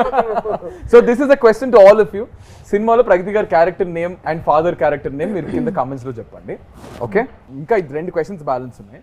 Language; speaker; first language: Telugu; native; Telugu